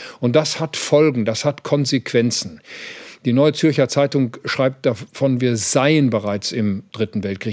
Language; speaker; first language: German; native; German